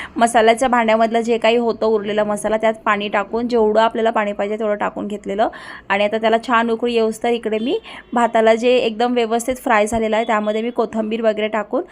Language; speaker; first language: Marathi; early bilingual, other home language; Hindi